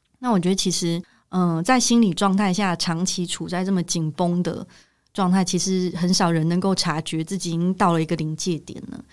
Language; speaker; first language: Chinese; native; Chinese